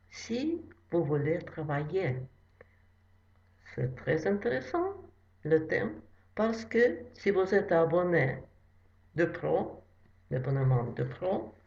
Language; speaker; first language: French; non-native, fluent; Russian